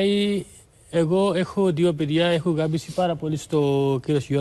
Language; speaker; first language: Greek; non-native, learner; Urdu